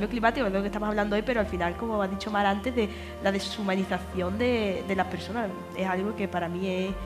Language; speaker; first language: Spanish; native; Spanish